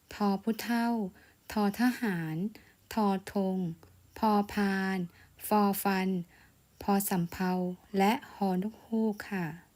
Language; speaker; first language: Thai; non-native, local second language; Malay